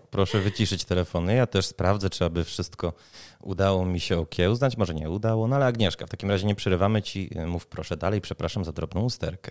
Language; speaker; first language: Polish; native; Polish